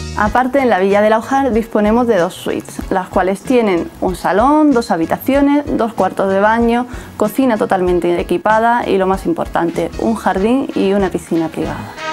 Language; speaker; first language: Spanish; native; Spanish